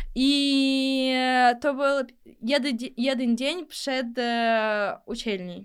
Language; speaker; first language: Polish; early bilingual, other home language; Russian